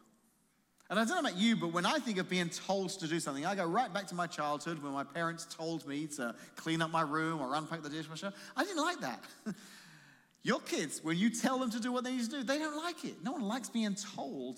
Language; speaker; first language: English; native; English